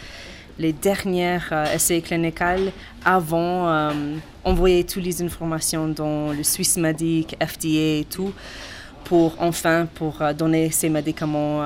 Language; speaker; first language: French; non-native, learner; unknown